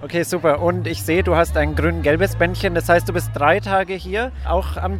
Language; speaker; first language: German; native; German